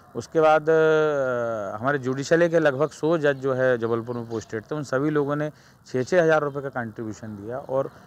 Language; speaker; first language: Hindi; native; Hindi